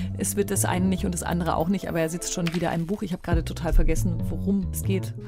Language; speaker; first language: German; native; German